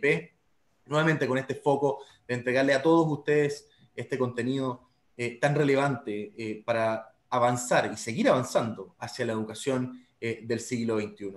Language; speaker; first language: Spanish; native; Spanish